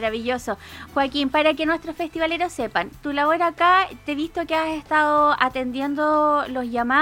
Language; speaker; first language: Spanish; native; Spanish